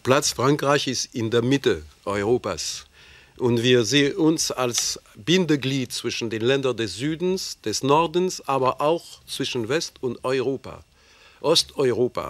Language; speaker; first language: German; non-native, fluent; French